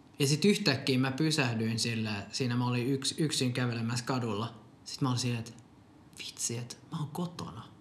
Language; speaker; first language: Finnish; non-native, local second language; Swedish